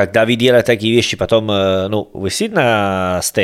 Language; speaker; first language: Russian; non-native, learner; Italian